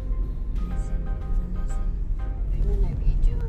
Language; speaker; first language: Latvian; non-native, local second language; Russian